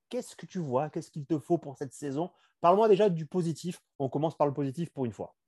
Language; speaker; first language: French; native; French